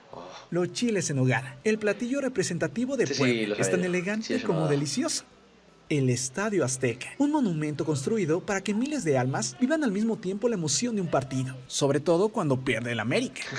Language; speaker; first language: Spanish; native; Spanish